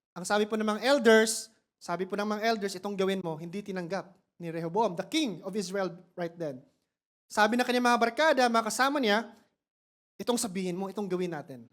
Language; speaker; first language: Filipino; non-native, local second language; Cebuano